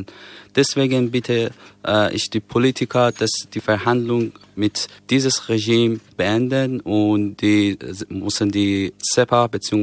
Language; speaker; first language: German; non-native, fluent; Persian